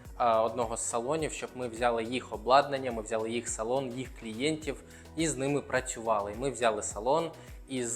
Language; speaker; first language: Ukrainian; non-native, local second language; Russian